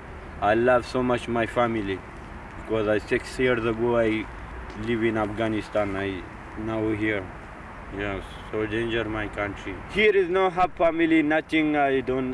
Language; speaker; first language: English; non-native, learner; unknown